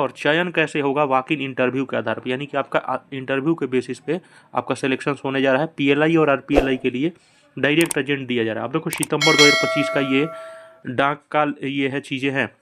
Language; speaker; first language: Hindi; native; Hindi